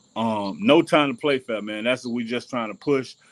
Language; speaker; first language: English; native; English